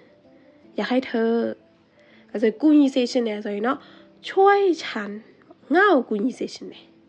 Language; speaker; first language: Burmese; native; Burmese